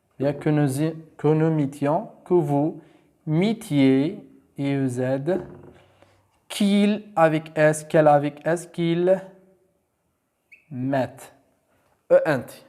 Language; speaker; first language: French; non-native, local second language; Arabic